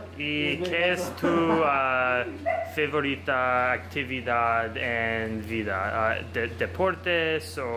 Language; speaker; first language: Spanish; non-native, learner; English